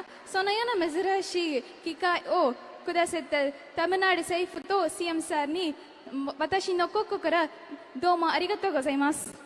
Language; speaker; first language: Japanese; non-native, learner; Tamil